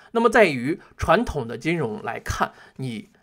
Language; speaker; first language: Chinese; native; Chinese